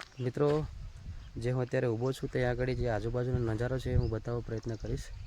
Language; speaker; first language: Gujarati; non-native, local second language; Bhili